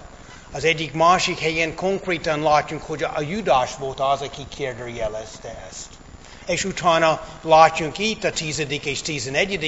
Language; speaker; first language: Hungarian; non-native, fluent; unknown